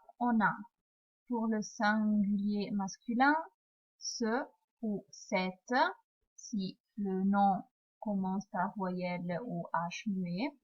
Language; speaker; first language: French; non-native, fluent; Italian